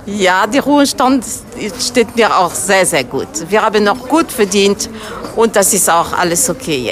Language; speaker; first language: German; non-native, learner; Turkish